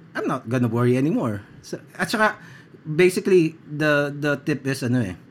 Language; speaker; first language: English; non-native, local second language; Filipino